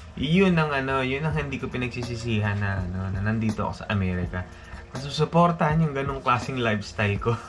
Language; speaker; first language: Filipino; native; Filipino